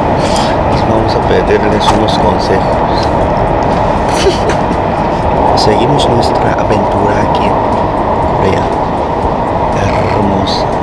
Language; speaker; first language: Spanish; non-native, fluent; Korean